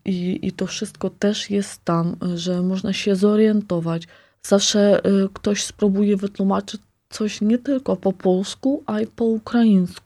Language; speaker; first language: Polish; non-native, fluent; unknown